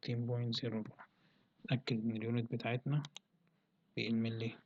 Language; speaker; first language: Arabic; native; Arabic